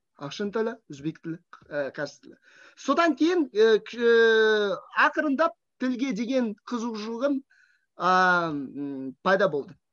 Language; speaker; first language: Kazakh; non-native, fluent; Russian